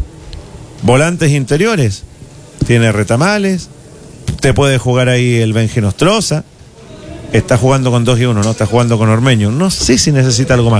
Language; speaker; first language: Spanish; native; Spanish